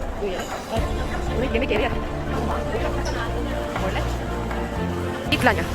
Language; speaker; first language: Turkish; non-native, learner; Korean